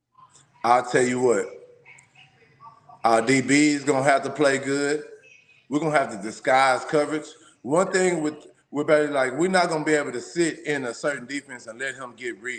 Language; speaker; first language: English; native; English